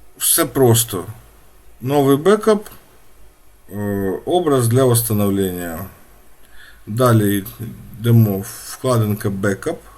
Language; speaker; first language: Ukrainian; non-native, local second language; Russian